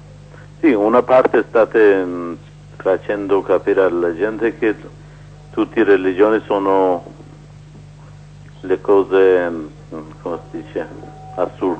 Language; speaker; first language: Italian; non-native, learner; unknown